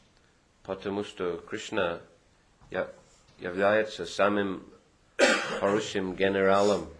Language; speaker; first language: Russian; non-native, fluent; English